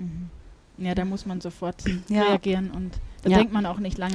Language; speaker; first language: German; native; German